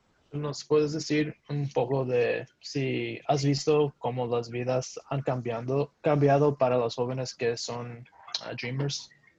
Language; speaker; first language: Spanish; non-native, learner; English